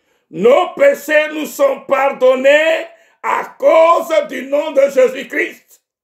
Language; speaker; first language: French; non-native, local second language; Ewe